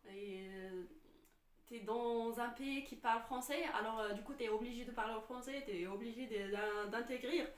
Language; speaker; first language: French; non-native, fluent; Arabic